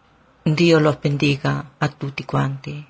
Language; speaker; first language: Italian; non-native, learner; Spanish